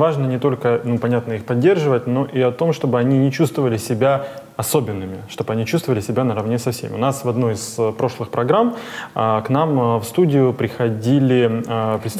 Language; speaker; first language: Russian; native; Russian